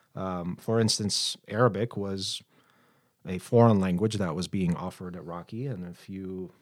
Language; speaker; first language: English; non-native, fluent; Arabic